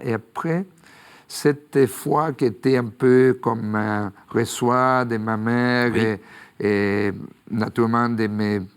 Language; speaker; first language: French; non-native, fluent; Spanish